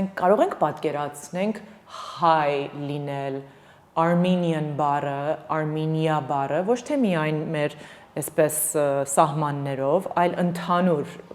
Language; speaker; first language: Armenian; early bilingual, heritage; Armenian